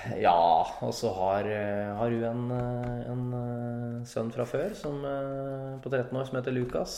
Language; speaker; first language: Norwegian; native; Norwegian